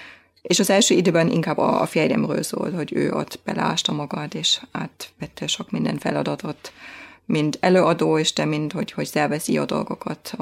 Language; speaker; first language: Hungarian; non-native, fluent; German